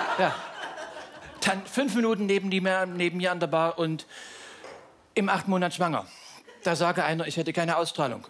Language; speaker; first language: German; native; German